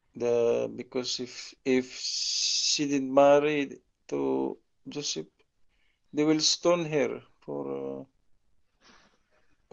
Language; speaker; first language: English; non-native, local second language; Filipino